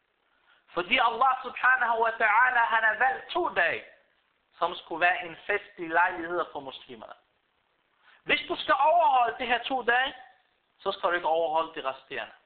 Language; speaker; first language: Danish; early bilingual, other home language; Arabic